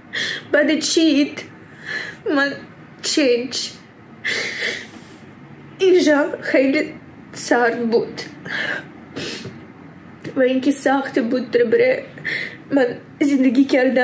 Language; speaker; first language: Persian; early bilingual, heritage; Persian